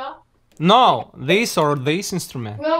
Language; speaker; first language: English; non-native, learner; Russian